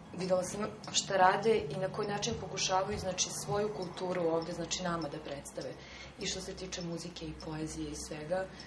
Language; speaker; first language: Serbian; non-native, fluent; Armenian